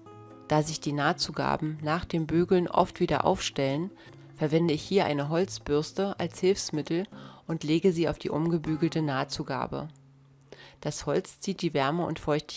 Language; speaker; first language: German; native; German